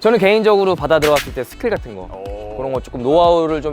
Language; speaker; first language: Korean; native; Korean